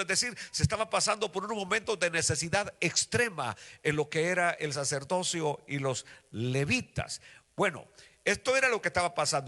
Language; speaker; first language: Spanish; native; Spanish